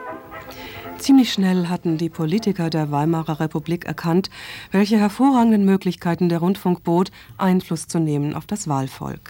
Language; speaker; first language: German; native; German